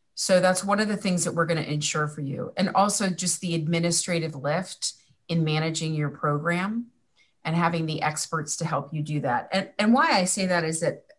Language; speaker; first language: English; native; English